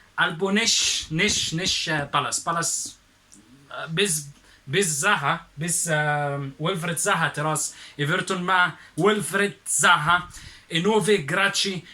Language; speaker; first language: Polish; non-native, learner; Arabic